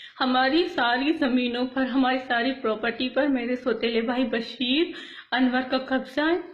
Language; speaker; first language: Urdu; non-native, local second language; Baluchi